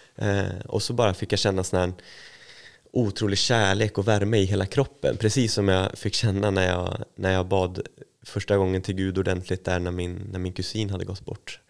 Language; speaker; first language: Swedish; native; Swedish